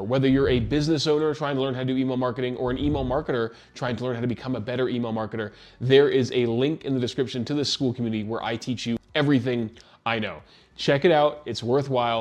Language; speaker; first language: English; native; English